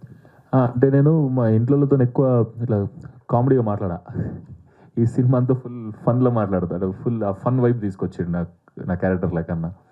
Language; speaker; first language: Telugu; native; Telugu